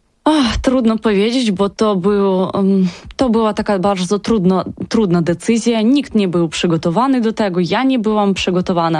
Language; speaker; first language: Polish; non-native, learner; Ukrainian